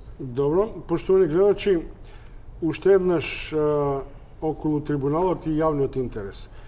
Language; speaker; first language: Macedonian; native; Macedonian